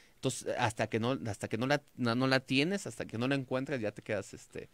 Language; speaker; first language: Spanish; native; Spanish